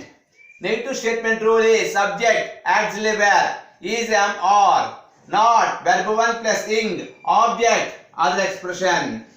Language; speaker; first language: English; non-native, local second language; Telugu